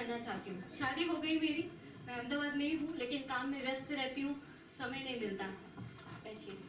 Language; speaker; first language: Hindi; non-native, local second language; Gujarati